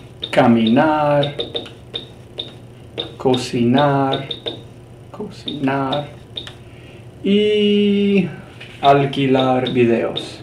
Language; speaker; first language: Spanish; non-native, fluent; English